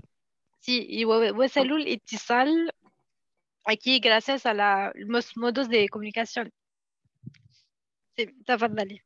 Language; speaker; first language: Spanish; non-native, learner; Arabic